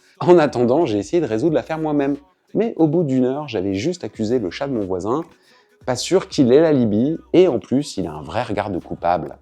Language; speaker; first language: French; native; French